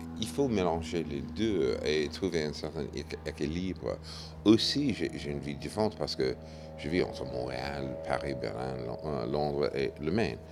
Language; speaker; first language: French; non-native, fluent; English